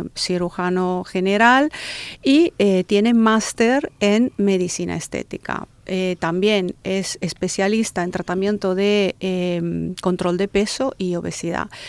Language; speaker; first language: Spanish; non-native, fluent; Italian